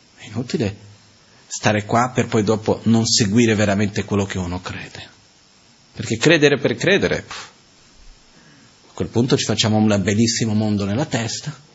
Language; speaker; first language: Italian; non-native, fluent; Portuguese